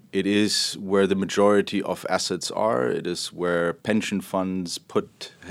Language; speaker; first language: English; non-native, fluent; German